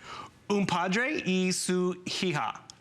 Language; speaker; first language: Spanish; non-native, learner; English